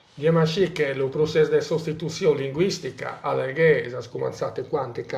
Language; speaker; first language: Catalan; non-native, local second language; Italian